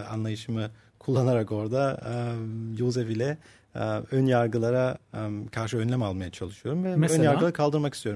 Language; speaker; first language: Turkish; early bilingual, heritage; Turkish